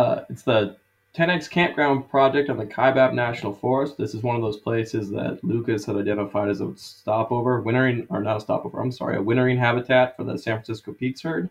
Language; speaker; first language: English; native; English